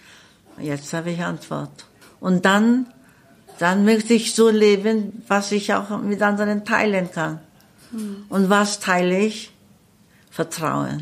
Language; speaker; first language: German; non-native, learner; Korean